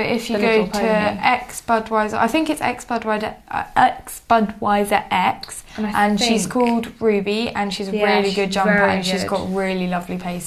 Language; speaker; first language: English; native; English